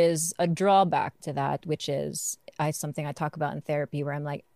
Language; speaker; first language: English; non-native, local second language; Filipino